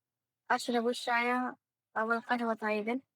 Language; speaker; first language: Arabic; non-native, learner; Urdu